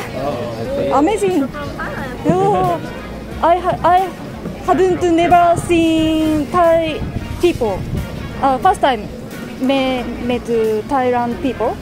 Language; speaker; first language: English; non-native, learner; Japanese